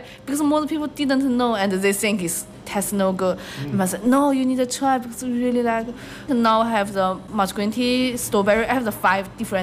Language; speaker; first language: English; non-native, learner; Chinese